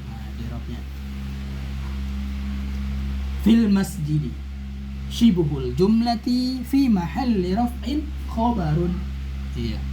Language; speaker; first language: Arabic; non-native, fluent; Indonesian